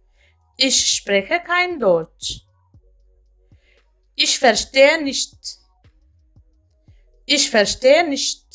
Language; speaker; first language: German; non-native, fluent; Amharic